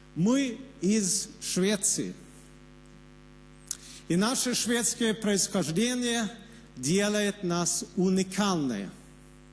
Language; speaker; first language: Russian; non-native, fluent; Swedish